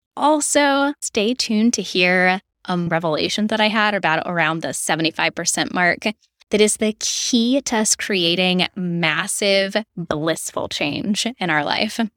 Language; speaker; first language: English; native; English